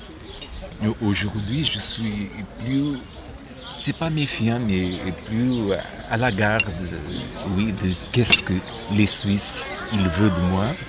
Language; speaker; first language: French; non-native, fluent; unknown